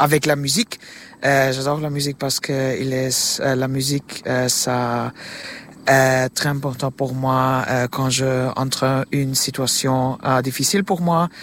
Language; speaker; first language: French; non-native, learner; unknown